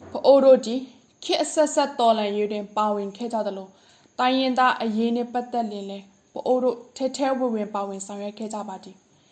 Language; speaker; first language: Burmese; non-native, local second language; Pa'o Karen